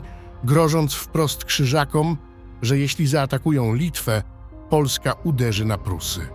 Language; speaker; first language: Polish; native; Polish